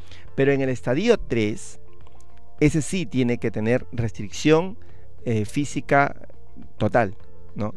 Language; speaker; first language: Spanish; native; Spanish